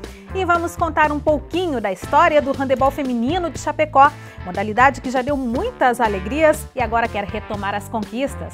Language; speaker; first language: Portuguese; native; Portuguese